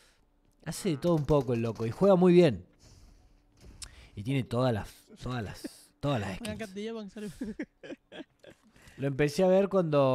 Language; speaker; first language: Spanish; native; Spanish